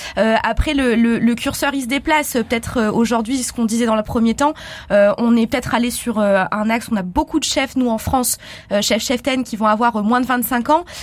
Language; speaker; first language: French; native; French